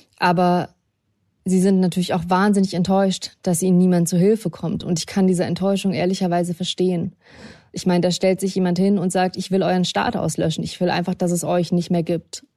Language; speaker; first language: German; early bilingual, other home language; Russian